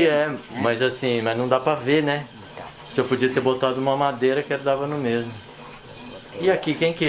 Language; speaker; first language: Portuguese; native; Portuguese